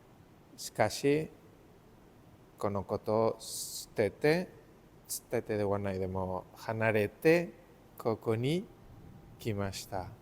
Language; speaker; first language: Japanese; non-native, learner; Spanish